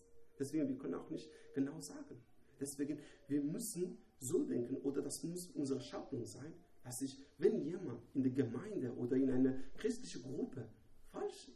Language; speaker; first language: German; non-native, learner; Persian